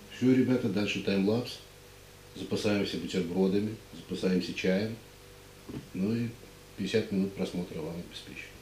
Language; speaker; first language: Russian; native; Russian